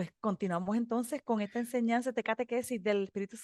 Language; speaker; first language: Spanish; native; Spanish